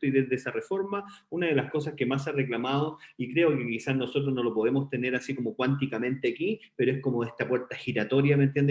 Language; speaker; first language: Spanish; native; Spanish